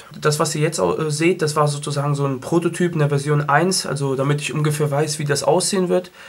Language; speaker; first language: German; native; German